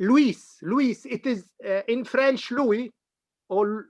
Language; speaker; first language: English; non-native, fluent; Arabic